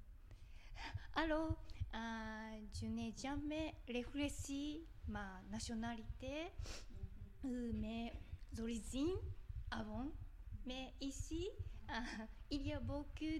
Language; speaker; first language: French; non-native, learner; Japanese